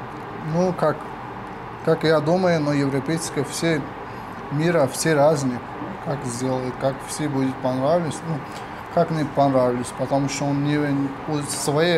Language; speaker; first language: Russian; non-native, learner; Uzbek